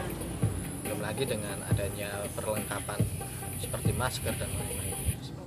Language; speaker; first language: Indonesian; native; Indonesian